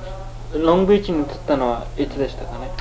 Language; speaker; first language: Japanese; early bilingual, heritage; Japanese